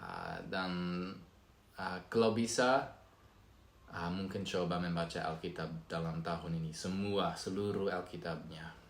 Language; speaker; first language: Indonesian; non-native, fluent; English